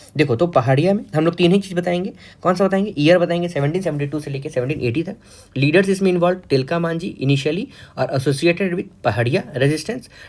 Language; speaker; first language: Hindi; native; Hindi